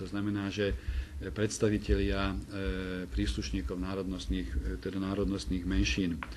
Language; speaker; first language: Slovak; non-native, local second language; Hungarian